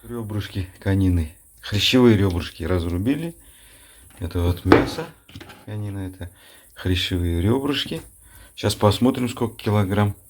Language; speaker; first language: Russian; non-native, local second language; Kazakh